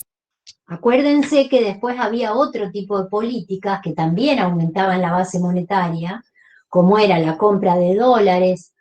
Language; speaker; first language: Spanish; native; Spanish